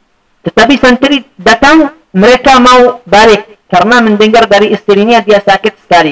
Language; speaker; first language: Indonesian; non-native, fluent; Arabic